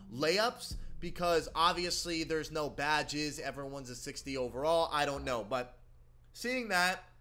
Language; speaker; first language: English; native; English